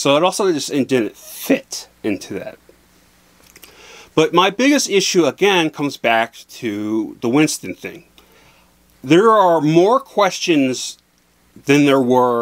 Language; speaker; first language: English; native; English